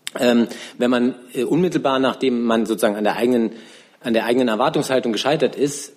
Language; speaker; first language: German; native; German